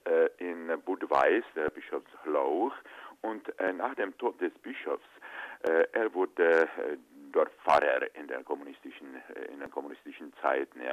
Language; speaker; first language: German; non-native, fluent; Czech